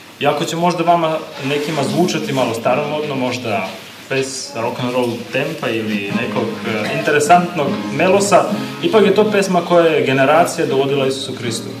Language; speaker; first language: Serbian; non-native, local second language; Slovak